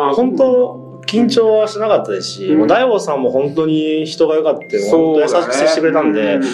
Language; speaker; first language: Japanese; native; Japanese